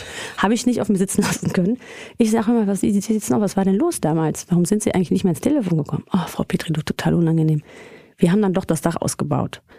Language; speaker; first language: German; early bilingual, other home language; Greek